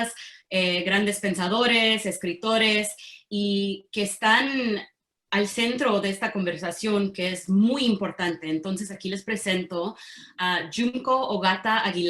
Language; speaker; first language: Spanish; early bilingual, heritage; Spanish